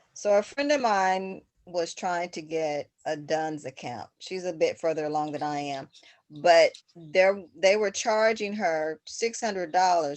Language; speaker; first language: English; native; English